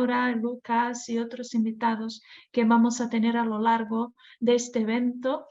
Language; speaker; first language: Spanish; non-native, fluent; Portuguese